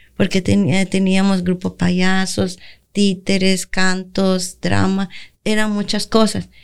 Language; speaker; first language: Spanish; native; Spanish